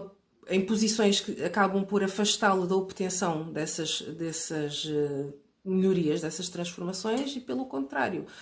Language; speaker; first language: Portuguese; native; Portuguese